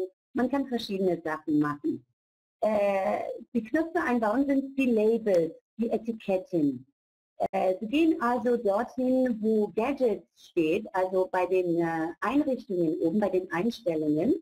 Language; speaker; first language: German; non-native, fluent; Greek